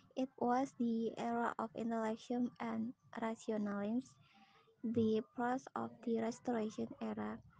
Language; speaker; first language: English; non-native, learner; Indonesian